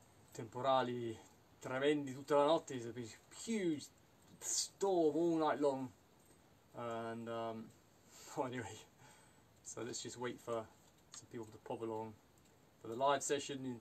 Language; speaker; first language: English; native; English